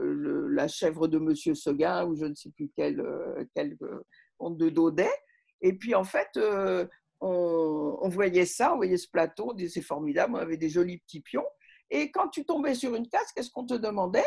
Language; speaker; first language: French; native; French